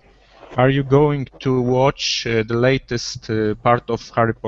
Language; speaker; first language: English; non-native, learner; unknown